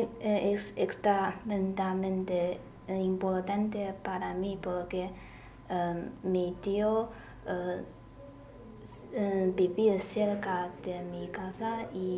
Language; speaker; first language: Spanish; non-native, learner; Chinese